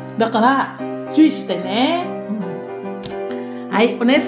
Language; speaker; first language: Japanese; non-native, learner; Thai